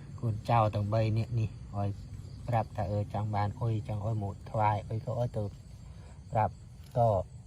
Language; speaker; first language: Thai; non-native, local second language; Northern Khmer